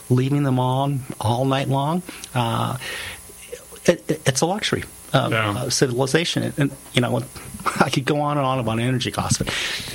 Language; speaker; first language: English; native; English